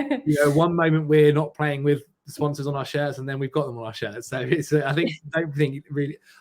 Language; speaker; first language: English; native; English